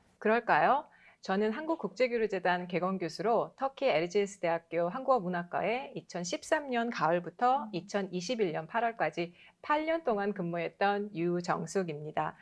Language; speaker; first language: Korean; native; Korean